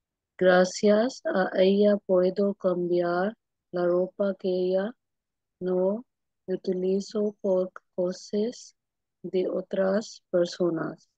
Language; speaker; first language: Spanish; non-native, learner; Urdu